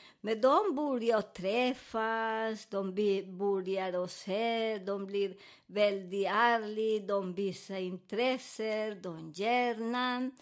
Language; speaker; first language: Swedish; non-native, learner; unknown